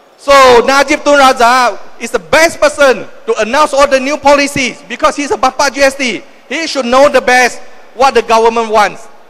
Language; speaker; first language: English; non-native, local second language; Chinese